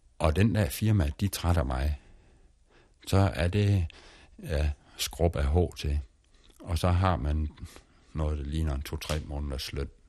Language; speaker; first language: Danish; native; Danish